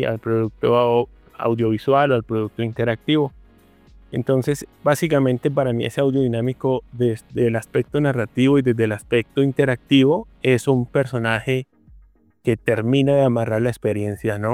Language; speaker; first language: Spanish; native; Spanish